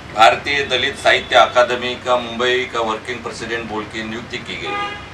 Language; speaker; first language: Hindi; non-native, local second language; Marathi